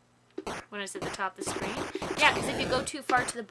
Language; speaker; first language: English; native; English